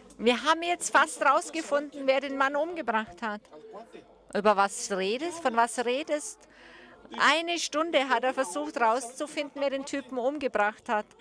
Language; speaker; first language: German; non-native, fluent; English